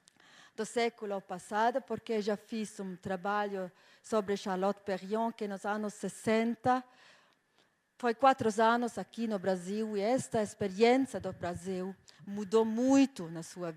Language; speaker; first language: Portuguese; non-native, fluent; German